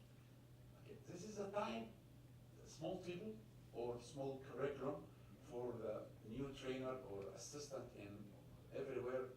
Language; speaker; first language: English; non-native, fluent; Arabic